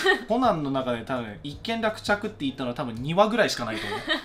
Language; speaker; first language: Japanese; early bilingual, other home language; English